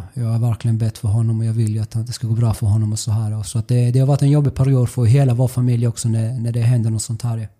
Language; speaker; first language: Swedish; early bilingual, other home language; Spanish